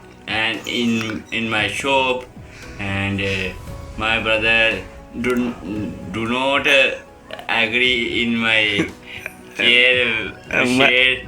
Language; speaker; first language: English; non-native, learner; Urdu